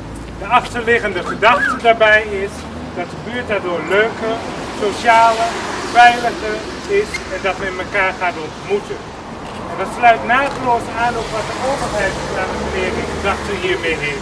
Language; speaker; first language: Dutch; native; Dutch